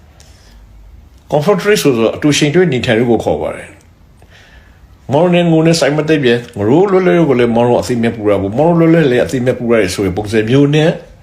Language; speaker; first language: Burmese; native; Burmese